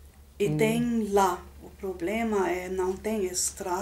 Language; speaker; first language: Portuguese; non-native, fluent; German